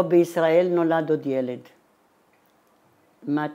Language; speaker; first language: Hebrew; non-native, fluent; Italian